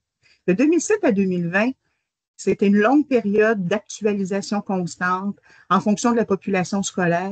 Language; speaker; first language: French; native; French